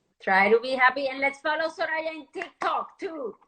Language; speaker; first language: English; non-native, fluent; Spanish